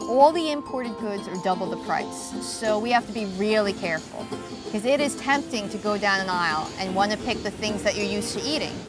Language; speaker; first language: English; native; English